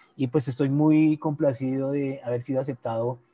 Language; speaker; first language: Spanish; native; Spanish